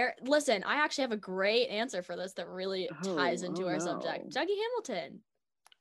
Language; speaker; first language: English; native; English